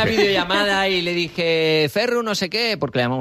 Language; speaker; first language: Spanish; native; Spanish